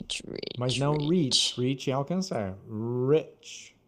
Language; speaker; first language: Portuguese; non-native, fluent; English